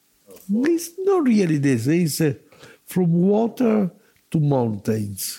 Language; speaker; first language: English; non-native, learner; Italian